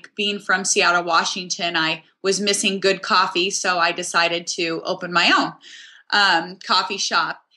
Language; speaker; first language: English; native; English